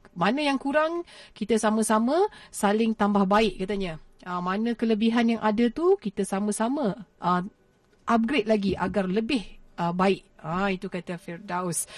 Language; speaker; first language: Malay; native; Malay